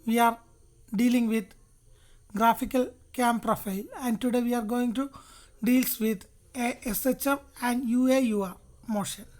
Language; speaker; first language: English; non-native, local second language; Malayalam